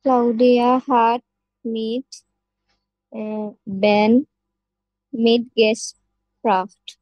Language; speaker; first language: German; non-native, learner; Bangla